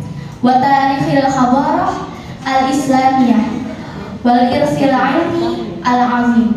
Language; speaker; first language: Arabic; non-native, learner; Indonesian